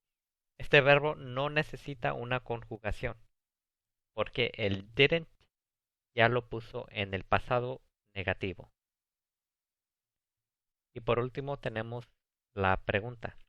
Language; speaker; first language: Spanish; early bilingual, heritage; Spanish